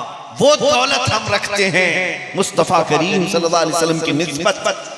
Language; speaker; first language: Urdu; native; Urdu